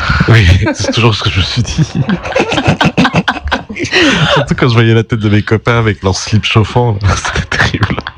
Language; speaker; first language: French; native; French